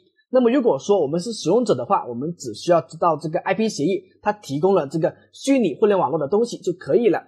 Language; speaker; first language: Chinese; native; Chinese